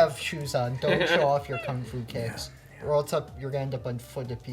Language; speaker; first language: English; native; English